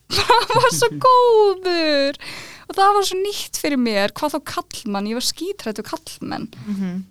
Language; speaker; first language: Icelandic; early bilingual, other home language; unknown